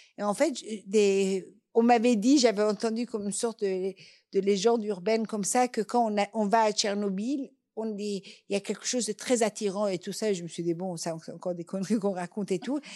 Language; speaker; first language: French; non-native, fluent; Persian